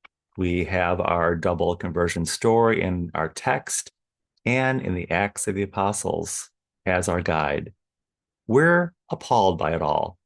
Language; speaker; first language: English; native; English